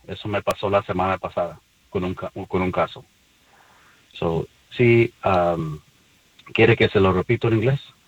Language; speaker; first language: Spanish; early bilingual, heritage; Spanish